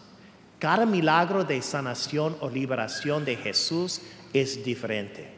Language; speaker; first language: Spanish; non-native, fluent; English